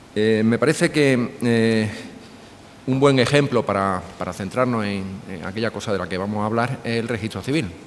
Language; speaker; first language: Spanish; native; Spanish